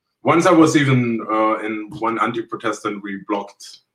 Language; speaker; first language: English; non-native, fluent; German